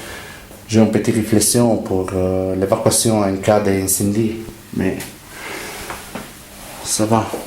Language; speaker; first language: French; non-native, learner; Italian